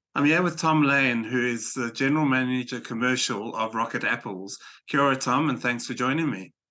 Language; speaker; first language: English; native; English